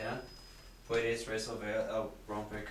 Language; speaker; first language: Spanish; non-native, learner; English